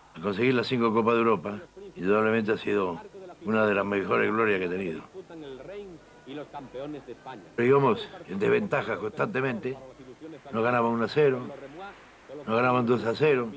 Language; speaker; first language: Spanish; native; Spanish